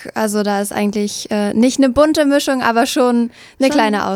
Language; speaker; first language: German; native; German